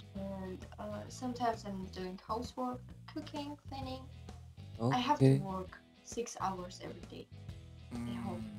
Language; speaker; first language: English; non-native, fluent; Turkish